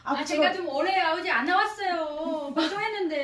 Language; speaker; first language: Korean; non-native, learner; Vietnamese